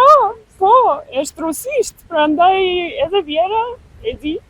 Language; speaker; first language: Albanian; non-native, learner; Russian